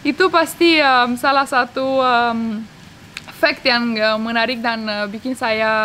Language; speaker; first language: Indonesian; non-native, fluent; Romanian